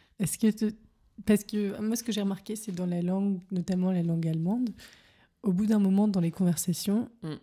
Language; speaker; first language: French; native; French